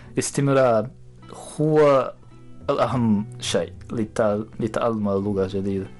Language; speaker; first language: Arabic; non-native, learner; Japanese